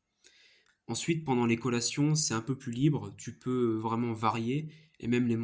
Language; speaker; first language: French; native; French